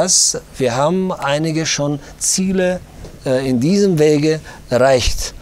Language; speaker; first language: German; non-native, learner; Tajik